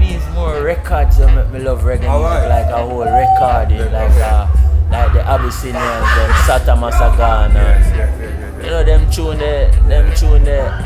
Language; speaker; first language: English; non-native, fluent; Italian